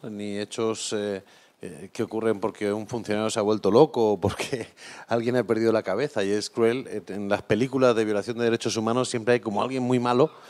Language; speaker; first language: Spanish; native; Spanish